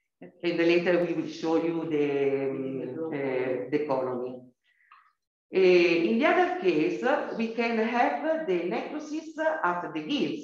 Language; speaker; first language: English; non-native, learner; Italian